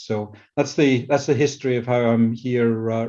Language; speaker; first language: English; native; English